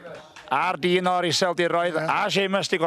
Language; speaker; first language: Welsh; native; Welsh